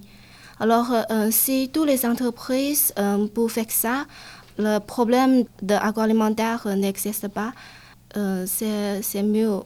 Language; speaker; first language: French; non-native, learner; Chinese